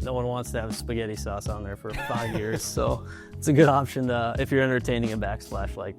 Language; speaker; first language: English; native; English